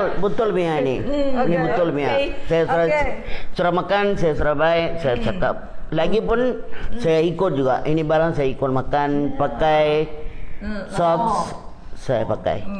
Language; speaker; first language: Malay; non-native, local second language; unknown